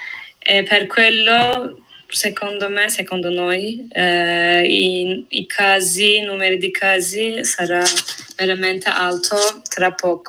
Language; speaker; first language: Italian; non-native, fluent; Turkish